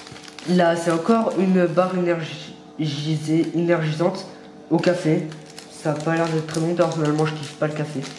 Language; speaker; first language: French; native; French